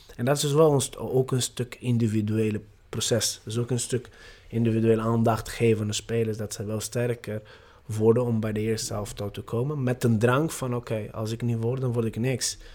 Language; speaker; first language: Dutch; non-native, fluent; Portuguese